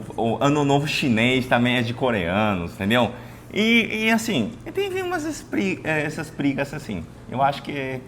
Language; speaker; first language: Portuguese; non-native, fluent; Chinese